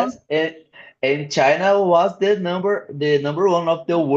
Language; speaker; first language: English; non-native, learner; Portuguese